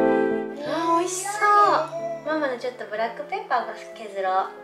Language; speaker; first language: Japanese; native; Japanese